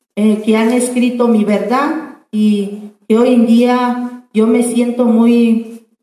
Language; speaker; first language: Spanish; non-native, fluent; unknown